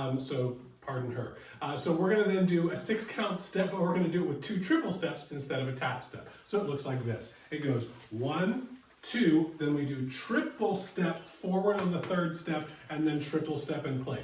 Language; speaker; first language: English; native; English